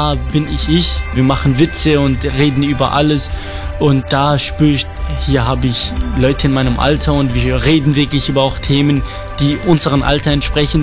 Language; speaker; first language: German; non-native, fluent; Kurdish